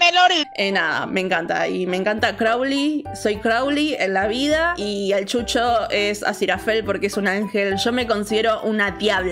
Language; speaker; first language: Spanish; native; Spanish